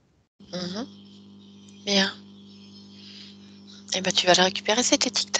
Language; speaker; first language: French; native; French